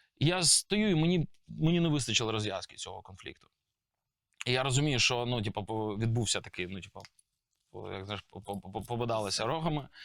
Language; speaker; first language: Ukrainian; native; Ukrainian